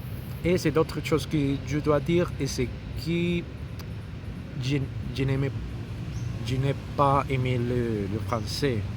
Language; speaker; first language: French; non-native, learner; Spanish